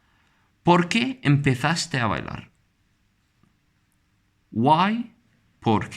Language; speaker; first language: Spanish; non-native, fluent; Arabic